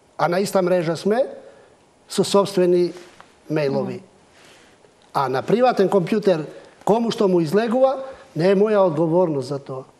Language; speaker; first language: Macedonian; non-native, local second language; Albanian